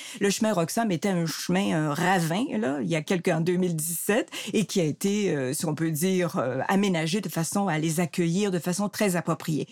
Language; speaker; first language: French; native; French